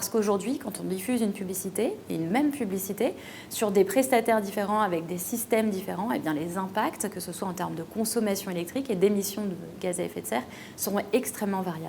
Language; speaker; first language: French; native; French